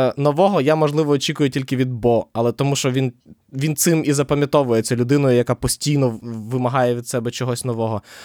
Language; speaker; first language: Ukrainian; native; Ukrainian